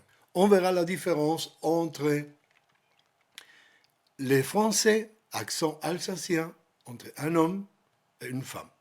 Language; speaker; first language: French; non-native, learner; Spanish